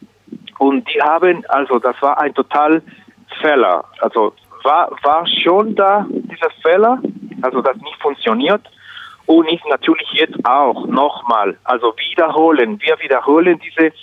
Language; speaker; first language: German; non-native, learner; Spanish